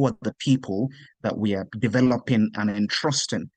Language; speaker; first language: English; non-native, local second language; Yoruba